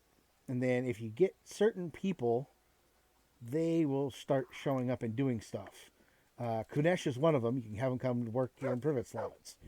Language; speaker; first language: English; native; English